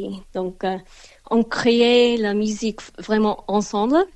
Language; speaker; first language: French; non-native, learner; English